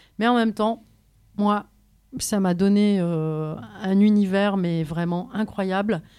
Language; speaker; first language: French; early bilingual, other home language; Kabyle